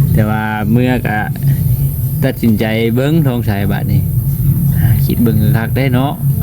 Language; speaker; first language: Thai; native; Thai